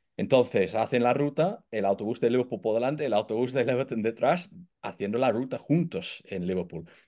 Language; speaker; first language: Spanish; non-native, fluent; English